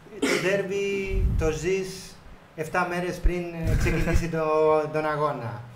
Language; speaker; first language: Greek; non-native, fluent; Spanish